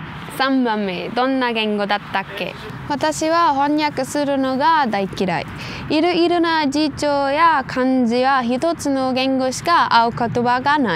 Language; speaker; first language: Japanese; non-native, learner; German